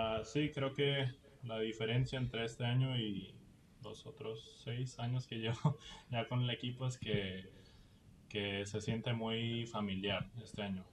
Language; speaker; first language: Spanish; early bilingual, heritage; Spanish